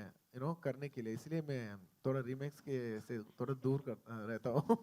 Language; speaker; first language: Hindi; non-native, local second language; Telugu